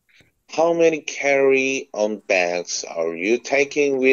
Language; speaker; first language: English; non-native, learner; Korean